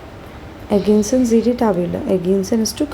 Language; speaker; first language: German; non-native, learner; Hindi